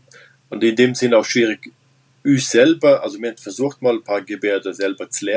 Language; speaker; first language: German; non-native, local second language; Romansh